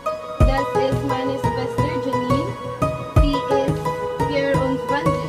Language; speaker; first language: German; non-native, learner; Cebuano